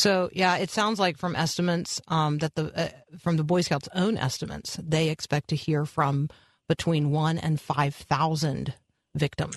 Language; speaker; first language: English; native; English